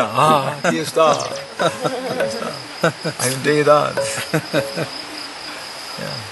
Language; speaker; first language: Spanish; non-native, learner; English